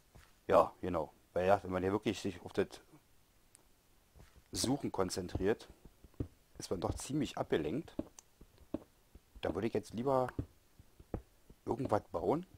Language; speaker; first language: German; native; German